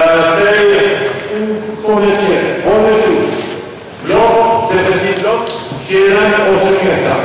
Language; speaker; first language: Polish; non-native, learner; Swedish